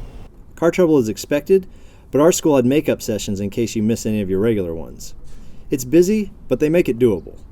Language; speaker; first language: English; native; English